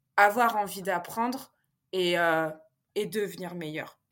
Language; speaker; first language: French; native; French